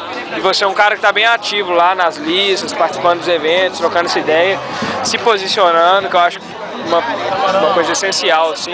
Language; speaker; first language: Portuguese; native; Portuguese